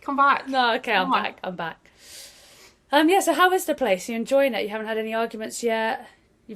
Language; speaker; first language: English; native; English